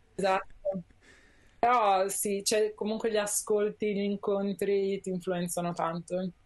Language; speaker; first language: Italian; native; Italian